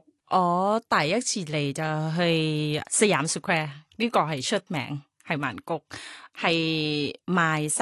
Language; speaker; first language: Cantonese; non-native, fluent; Thai